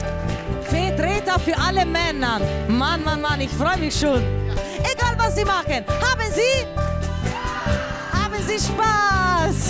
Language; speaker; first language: German; non-native, fluent; Italian